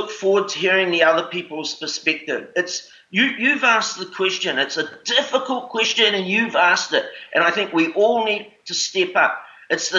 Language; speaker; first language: English; native; English